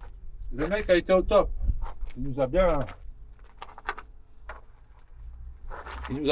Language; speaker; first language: French; native; French